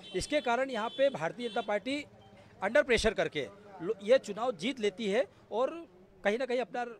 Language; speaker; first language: Hindi; native; Hindi